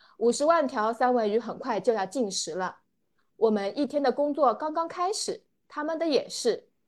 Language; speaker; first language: Chinese; native; Chinese